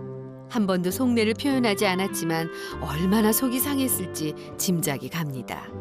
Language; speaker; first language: Korean; native; Korean